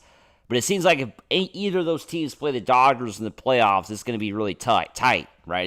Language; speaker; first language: English; native; English